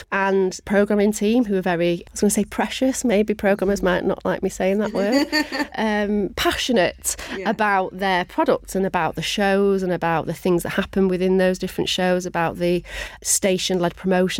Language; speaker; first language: English; native; English